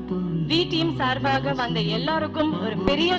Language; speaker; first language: Tamil; native; Tamil